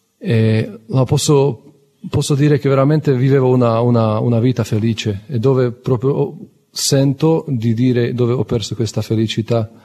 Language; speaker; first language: Italian; non-native, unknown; Slovak